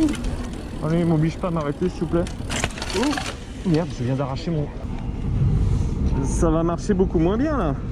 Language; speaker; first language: French; native; French